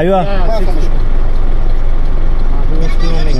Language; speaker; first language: Arabic; non-native, learner; Bangla